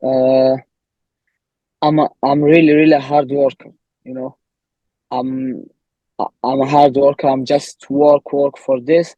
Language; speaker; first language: English; non-native, learner; Arabic